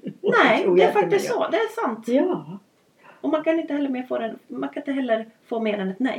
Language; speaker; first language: Swedish; native; Swedish